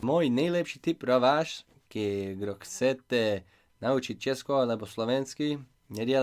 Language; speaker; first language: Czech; non-native, learner; English